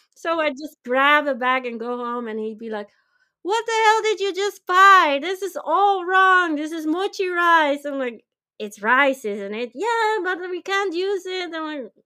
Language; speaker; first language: English; non-native, fluent; Dutch